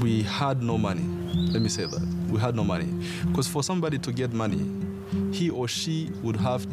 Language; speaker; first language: English; non-native, local second language; Kinyarwanda